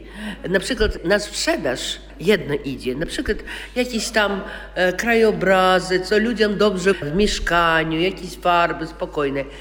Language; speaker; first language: Polish; non-native, local second language; Russian